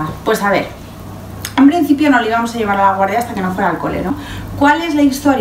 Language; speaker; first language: Spanish; native; Spanish